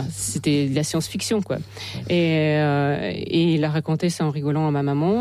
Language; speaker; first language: French; non-native, fluent; Russian